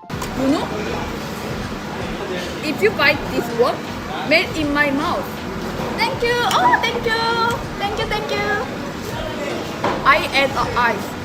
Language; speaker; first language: English; non-native, learner; Japanese